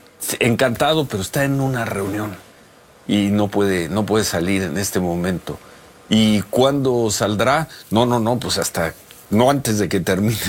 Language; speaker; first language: Spanish; native; Spanish